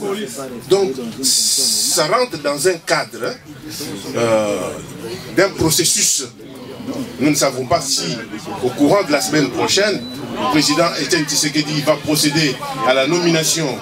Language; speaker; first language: French; non-native, local second language; Lingala